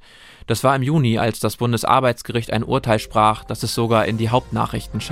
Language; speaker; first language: German; native; German